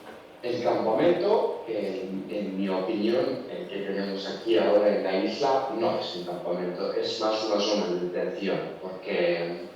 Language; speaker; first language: Spanish; non-native, learner; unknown